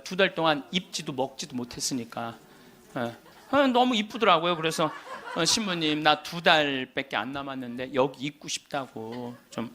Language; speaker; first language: Korean; native; Korean